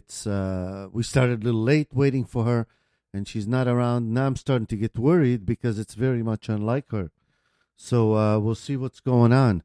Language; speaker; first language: English; native; English